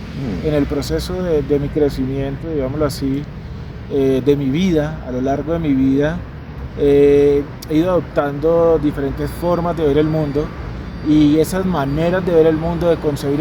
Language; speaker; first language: Spanish; native; Spanish